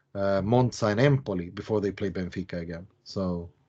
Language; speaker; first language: English; non-native, fluent; Swedish